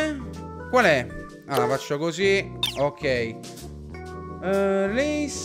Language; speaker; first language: Italian; native; Italian